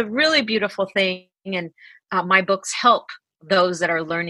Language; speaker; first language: English; native; English